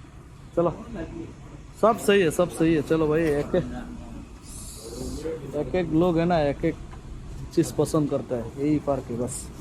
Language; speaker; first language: Hindi; non-native, learner; Bangla